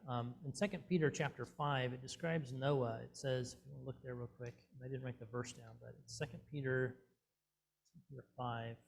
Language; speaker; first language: English; native; English